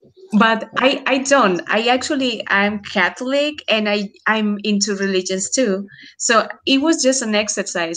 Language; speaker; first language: English; non-native, fluent; Spanish